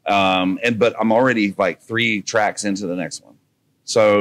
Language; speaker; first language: English; native; English